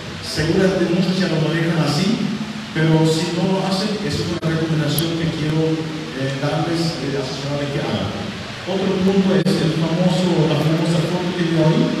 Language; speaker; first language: Spanish; non-native, local second language; German